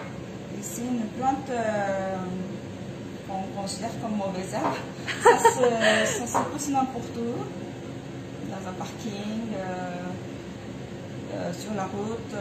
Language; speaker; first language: French; non-native, fluent; Japanese